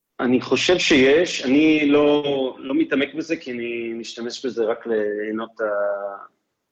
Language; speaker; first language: Hebrew; non-native, fluent; English